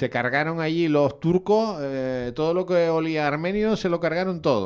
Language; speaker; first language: Spanish; native; Spanish